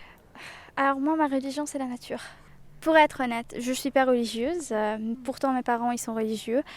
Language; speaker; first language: French; non-native, local second language; Arabic